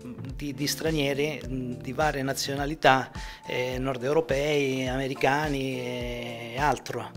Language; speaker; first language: Italian; native; Italian